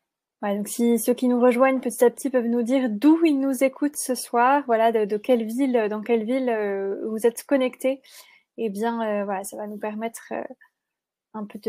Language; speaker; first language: French; native; French